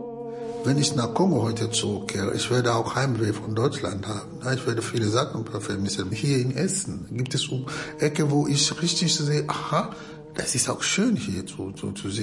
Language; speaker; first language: German; non-native, fluent; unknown